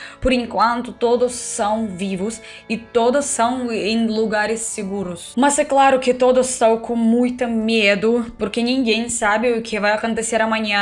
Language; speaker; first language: Portuguese; non-native, fluent; Russian